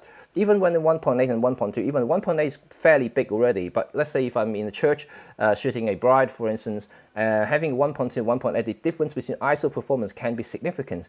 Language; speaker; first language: English; non-native, local second language; Cantonese